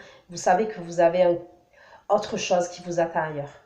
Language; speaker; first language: French; native; French